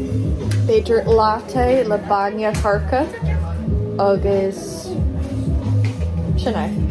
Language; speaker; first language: Irish; non-native, local second language; English